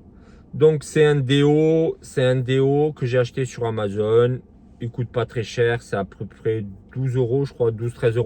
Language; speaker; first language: French; native; French